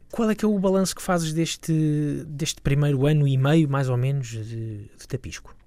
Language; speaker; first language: Portuguese; native; Portuguese